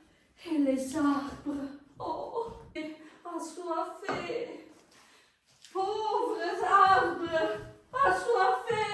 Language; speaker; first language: French; non-native, fluent; Italian